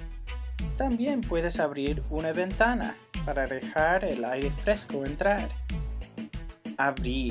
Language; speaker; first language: Spanish; non-native, fluent; English